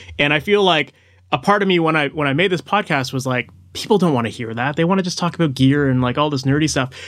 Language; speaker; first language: English; native; English